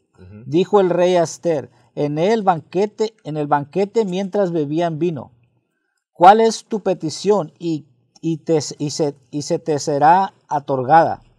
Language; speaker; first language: Spanish; early bilingual, heritage; Spanish